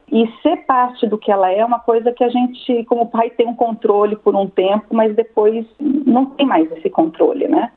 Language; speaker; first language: Portuguese; native; Portuguese